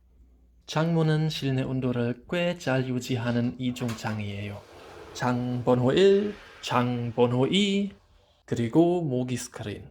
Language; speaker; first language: Korean; non-native, fluent; German